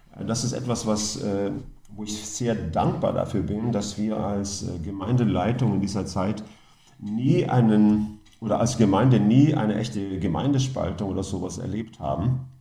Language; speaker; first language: German; non-native, fluent; Norwegian